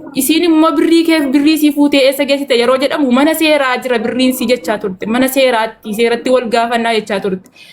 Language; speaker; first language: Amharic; non-native, local second language; Oromo